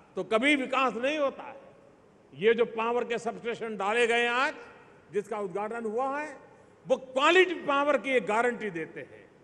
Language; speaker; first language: Hindi; non-native, local second language; Gujarati